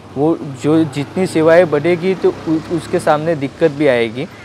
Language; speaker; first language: Hindi; non-native, local second language; Gujarati